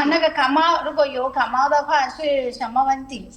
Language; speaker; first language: Chinese; non-native, fluent; Telugu